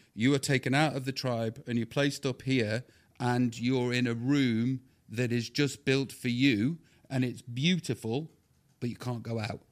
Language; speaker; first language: English; native; English